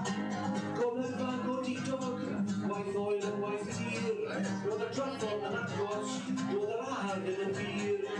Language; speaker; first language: Welsh; native; Welsh